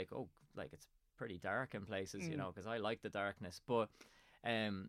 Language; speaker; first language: English; native; English